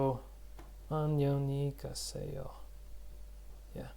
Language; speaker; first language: Korean; non-native, learner; Russian